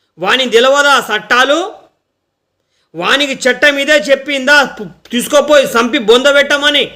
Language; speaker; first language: Telugu; non-native, local second language; Lambadi